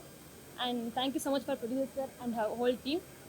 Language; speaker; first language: Tamil; non-native, local second language; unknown